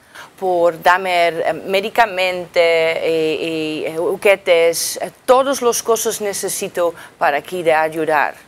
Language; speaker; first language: Spanish; non-native, learner; Dutch